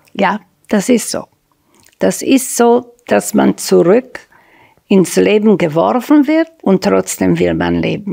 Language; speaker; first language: German; non-native, fluent; Slovak